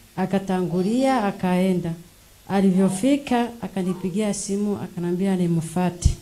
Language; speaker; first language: Swahili; non-native, local second language; Rundi